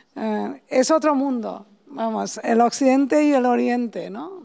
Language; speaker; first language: Spanish; non-native, fluent; Bangla